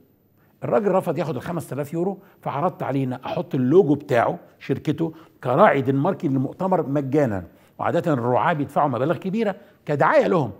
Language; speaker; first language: Arabic; native; Arabic